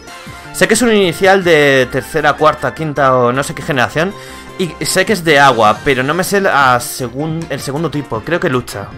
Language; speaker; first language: Spanish; native; Spanish